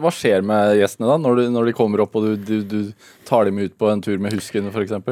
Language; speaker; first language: Norwegian; native; Norwegian